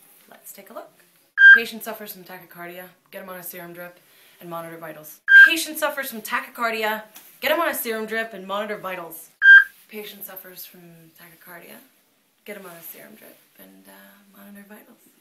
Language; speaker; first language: English; early bilingual, other home language; French